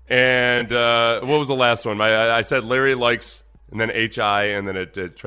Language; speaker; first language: English; native; English